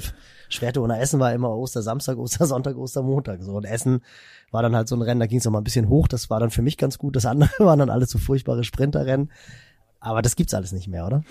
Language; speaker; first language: German; native; German